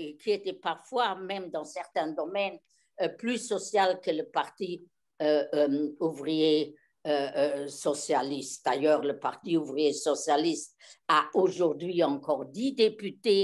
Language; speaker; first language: French; non-native, local second language; Luxembourgish